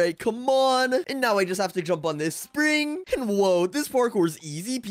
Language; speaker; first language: English; native; English